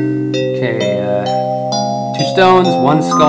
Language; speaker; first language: English; native; English